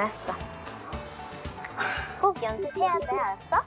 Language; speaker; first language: Korean; early bilingual, heritage; English